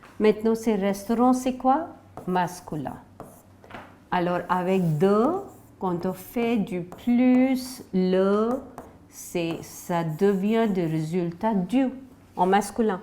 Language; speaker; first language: French; non-native, fluent; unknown